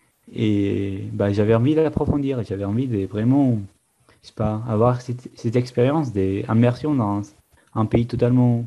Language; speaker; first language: French; non-native, fluent; Spanish